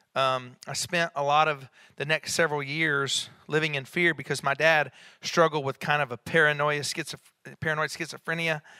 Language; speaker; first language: English; native; English